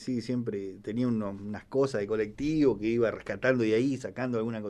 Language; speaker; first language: Spanish; native; Spanish